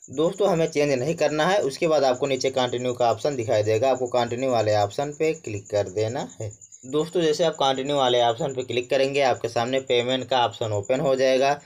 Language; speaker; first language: Hindi; native; Hindi